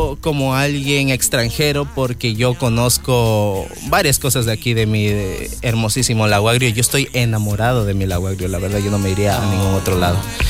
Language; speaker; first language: Spanish; native; Spanish